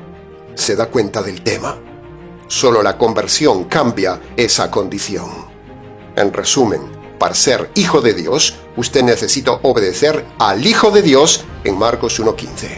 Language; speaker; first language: Spanish; native; Spanish